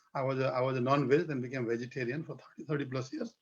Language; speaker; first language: English; non-native, local second language; Nepali